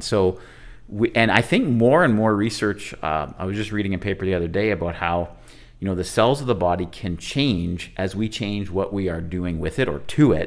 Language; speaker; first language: English; native; English